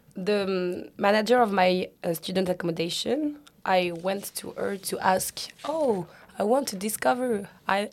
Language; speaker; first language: English; non-native, learner; French